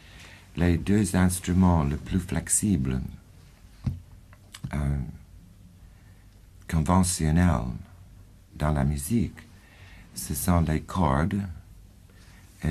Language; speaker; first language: French; non-native, fluent; English